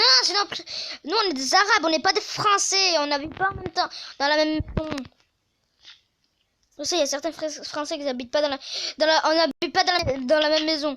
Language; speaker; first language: French; native; French